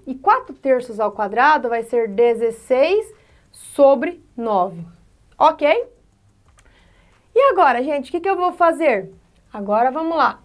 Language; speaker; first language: Portuguese; native; Portuguese